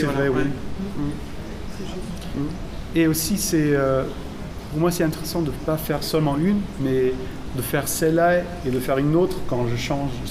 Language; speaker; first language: French; non-native, fluent; German